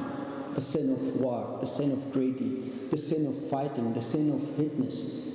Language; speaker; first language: English; non-native, learner; Arabic